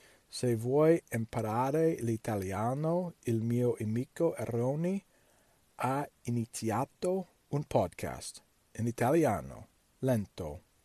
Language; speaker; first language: Italian; non-native, learner; English